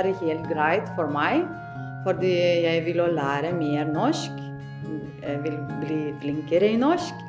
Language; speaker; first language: Norwegian; non-native, learner; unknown